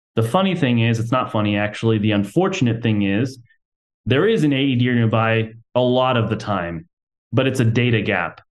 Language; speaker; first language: English; native; English